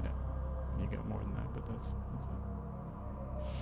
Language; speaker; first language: English; native; English